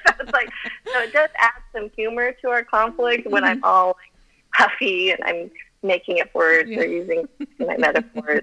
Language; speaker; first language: English; early bilingual, other home language; Chinese